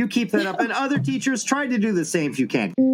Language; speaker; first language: English; native; English